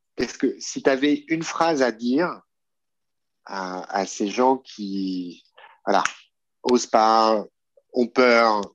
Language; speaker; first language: French; native; French